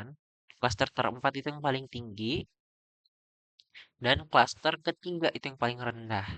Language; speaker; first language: Indonesian; native; Indonesian